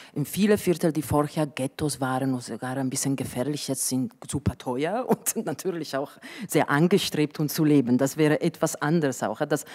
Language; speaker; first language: German; non-native, fluent; Italian